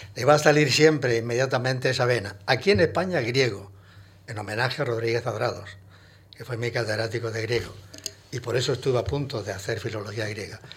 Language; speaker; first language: Spanish; native; Spanish